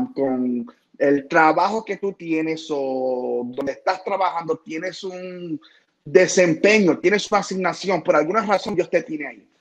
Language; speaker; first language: Spanish; early bilingual, heritage; Spanish